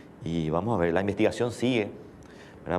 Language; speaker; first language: Spanish; native; Spanish